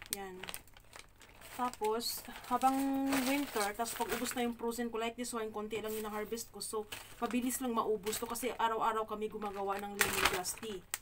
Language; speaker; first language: Filipino; non-native, local second language; Cebuano